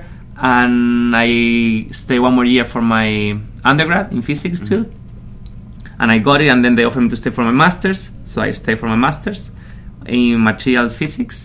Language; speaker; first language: English; non-native, fluent; Spanish